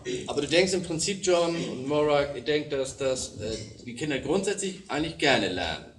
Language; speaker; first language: German; native; German